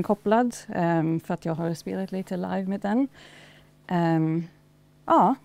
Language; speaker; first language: Swedish; non-native, fluent; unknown